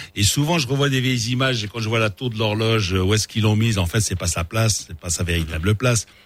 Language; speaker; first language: French; non-native, local second language; Arabic